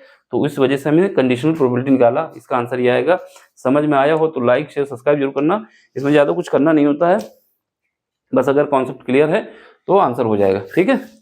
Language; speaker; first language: Hindi; native; Hindi